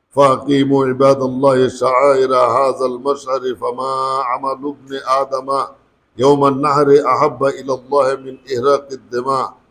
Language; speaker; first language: Arabic; non-native, fluent; Bangla